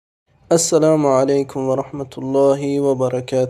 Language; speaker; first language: Arabic; non-native, fluent; Tajik